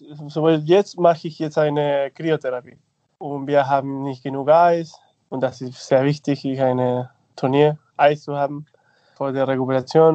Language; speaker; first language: German; non-native, fluent; Spanish